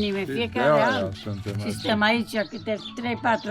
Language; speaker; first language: Romanian; non-native, local second language; German